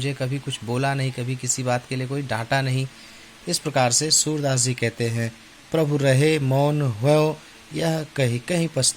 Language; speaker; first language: Hindi; native; Hindi